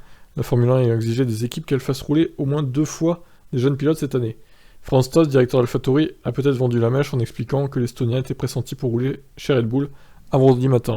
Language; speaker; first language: French; native; French